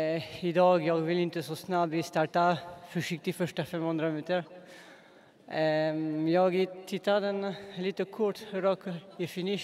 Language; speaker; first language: Swedish; non-native, learner; French